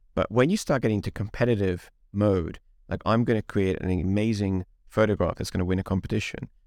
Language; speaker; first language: English; non-native, fluent; Hungarian